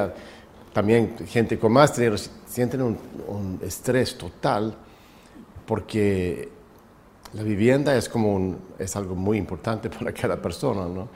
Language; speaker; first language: Spanish; non-native, fluent; Swedish